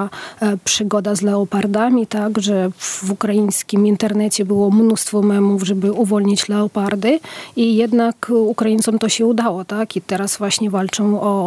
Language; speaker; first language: Polish; non-native, fluent; Ukrainian